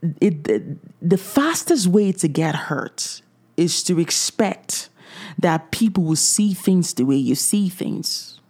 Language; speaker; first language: English; native; English